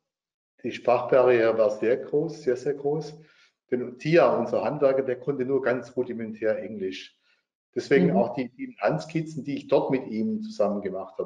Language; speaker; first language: German; native; German